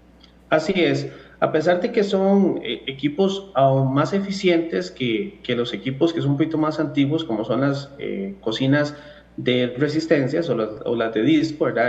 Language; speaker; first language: Spanish; native; Spanish